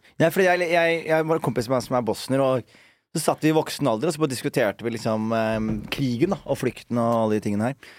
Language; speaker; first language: Norwegian; early bilingual, other home language; Somali